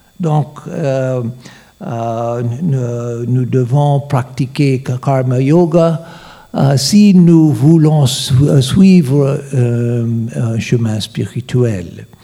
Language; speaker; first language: French; non-native, fluent; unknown